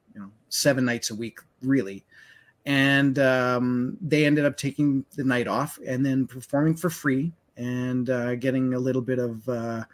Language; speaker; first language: English; native; English